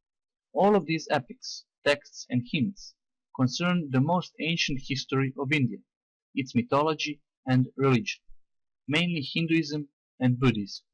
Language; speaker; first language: English; non-native, fluent; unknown